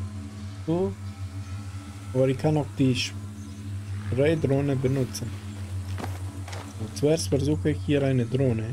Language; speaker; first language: German; non-native, fluent; Romanian